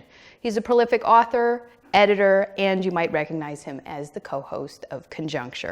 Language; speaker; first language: English; native; English